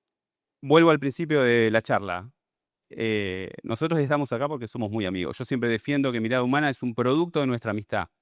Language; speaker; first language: Spanish; native; Spanish